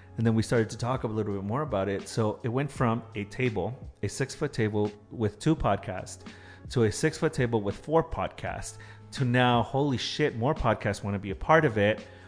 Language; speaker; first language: English; early bilingual, other home language; Spanish